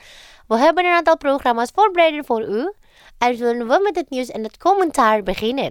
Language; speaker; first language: Dutch; non-native, fluent; Indonesian